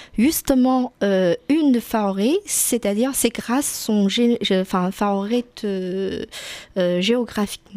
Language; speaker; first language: French; non-native, fluent; Chinese